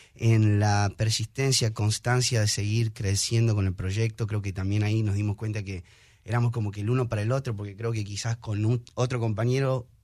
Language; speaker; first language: Spanish; native; Spanish